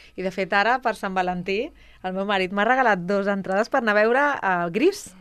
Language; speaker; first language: Catalan; non-native, local second language; Spanish